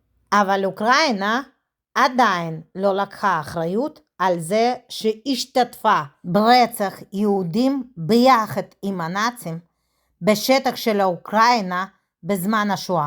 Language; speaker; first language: Hebrew; non-native, fluent; Russian